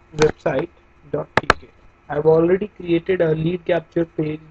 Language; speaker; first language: English; non-native, local second language; Hindi